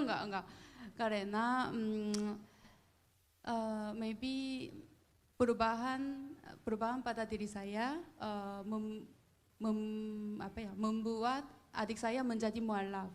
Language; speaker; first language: Indonesian; non-native, fluent; Korean